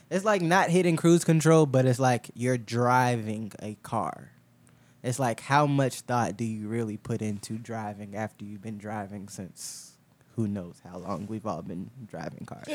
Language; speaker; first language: English; native; English